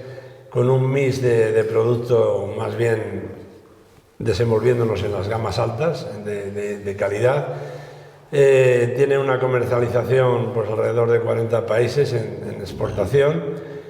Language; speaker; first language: Spanish; native; Spanish